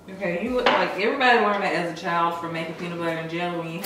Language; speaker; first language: English; native; English